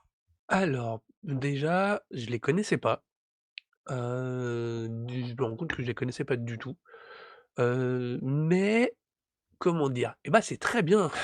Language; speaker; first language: French; native; French